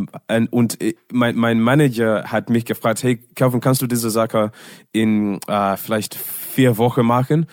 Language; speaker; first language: German; non-native, learner; English